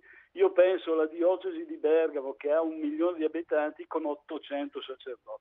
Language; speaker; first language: Italian; native; Italian